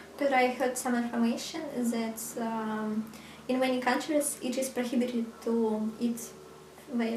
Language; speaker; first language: English; non-native, learner; Russian